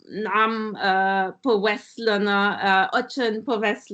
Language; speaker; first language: Russian; non-native, learner; German